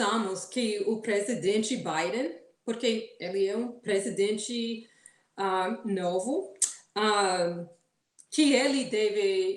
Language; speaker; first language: Portuguese; non-native, fluent; English